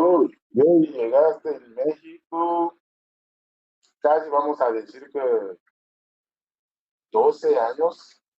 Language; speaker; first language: Spanish; non-native, learner; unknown